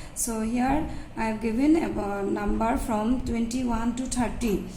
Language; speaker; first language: English; non-native, local second language; Assamese